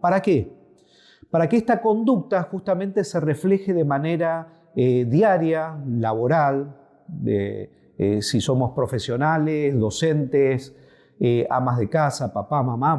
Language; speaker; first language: Spanish; native; Spanish